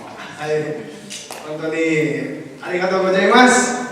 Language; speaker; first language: Japanese; non-native, learner; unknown